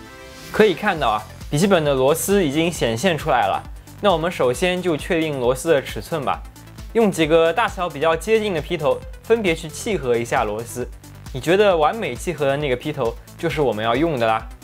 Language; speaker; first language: Chinese; native; Chinese